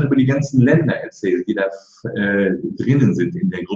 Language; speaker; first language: German; native; German